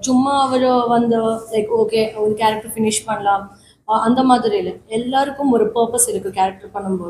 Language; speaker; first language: Tamil; non-native, learner; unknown